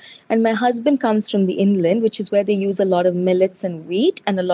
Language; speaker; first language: English; non-native, local second language; Telugu